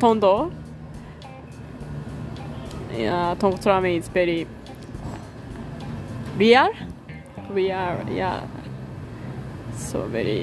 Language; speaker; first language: English; non-native, learner; Japanese